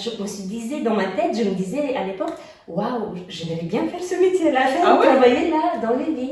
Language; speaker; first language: French; non-native, fluent; Romanian